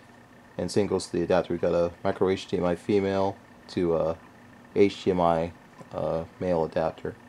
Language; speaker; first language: English; native; English